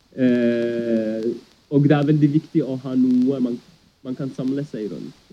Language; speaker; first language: Norwegian; early bilingual, other home language; Arabic